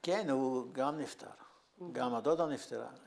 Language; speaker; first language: Hebrew; non-native, fluent; Yiddish